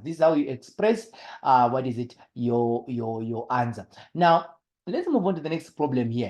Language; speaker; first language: English; non-native, local second language; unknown